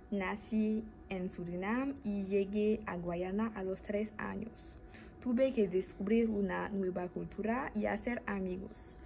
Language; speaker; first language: Spanish; non-native, learner; Haitian Creole